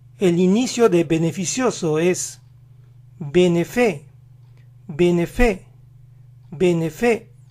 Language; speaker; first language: Spanish; native; Spanish